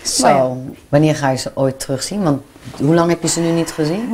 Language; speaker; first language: Dutch; native; Dutch